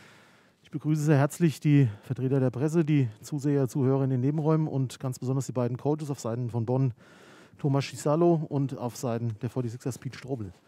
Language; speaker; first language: German; native; German